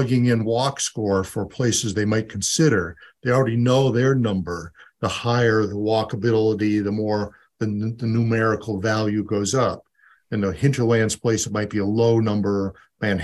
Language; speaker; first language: English; native; English